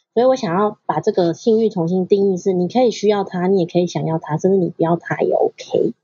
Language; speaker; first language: Chinese; native; Chinese